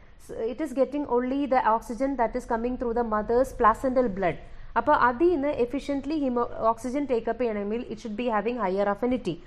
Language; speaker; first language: English; non-native, local second language; Malayalam